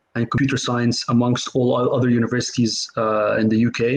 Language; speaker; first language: English; non-native, fluent; Arabic